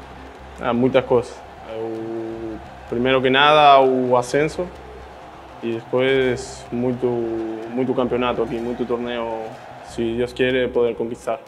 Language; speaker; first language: Portuguese; non-native, learner; Spanish